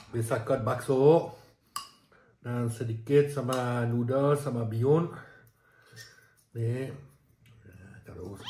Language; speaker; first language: Indonesian; non-native, learner; French